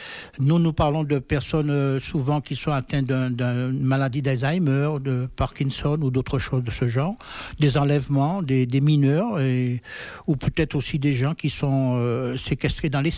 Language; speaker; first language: French; native; French